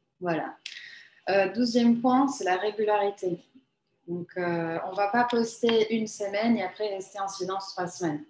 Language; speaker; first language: French; non-native, fluent; Portuguese